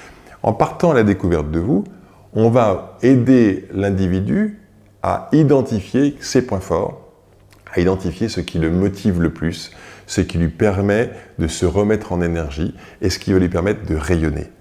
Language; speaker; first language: French; native; French